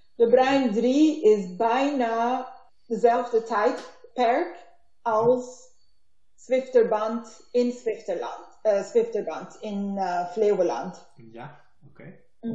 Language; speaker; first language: Dutch; non-native, learner; Turkish